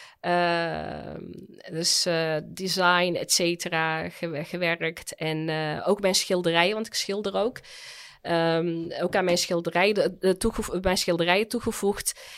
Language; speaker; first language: Dutch; early bilingual, other home language; Arabic